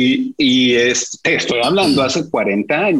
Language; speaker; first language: Spanish; native; Spanish